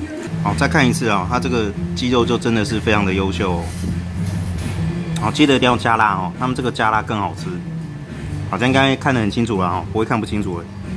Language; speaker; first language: Chinese; native; Chinese